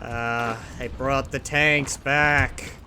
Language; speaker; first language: English; native; English